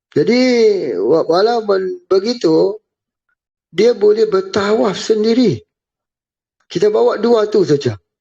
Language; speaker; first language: Malay; native; Malay